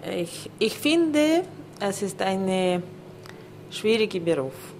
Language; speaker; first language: German; non-native, learner; Russian